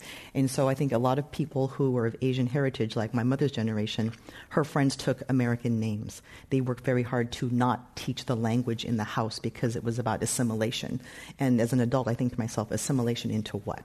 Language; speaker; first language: English; native; English